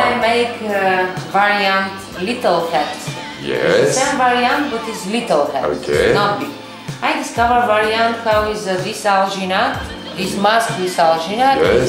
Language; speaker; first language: English; non-native, learner; Bulgarian